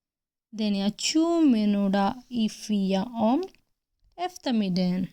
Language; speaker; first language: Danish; non-native, fluent; Hindi